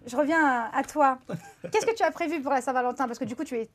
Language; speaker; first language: French; native; French